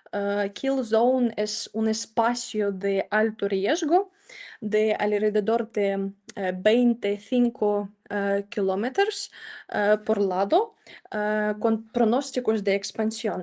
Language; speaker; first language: Spanish; non-native, fluent; Ukrainian